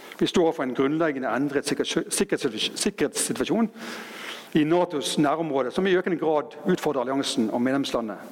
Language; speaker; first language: Norwegian; native; Norwegian